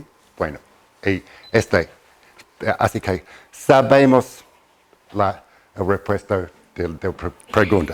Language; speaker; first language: Spanish; non-native, fluent; English